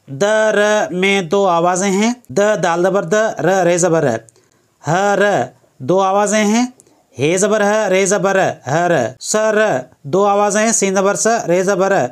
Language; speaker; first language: Urdu; non-native, local second language; Sindhi